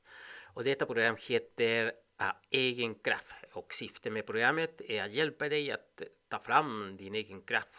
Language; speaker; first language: Swedish; non-native, fluent; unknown